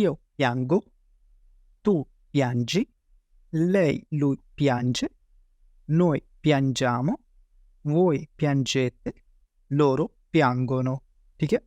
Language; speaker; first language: Italian; non-native, fluent; Urdu